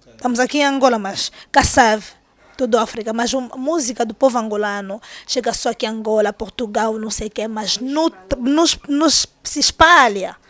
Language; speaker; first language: Portuguese; non-native, fluent; Lingala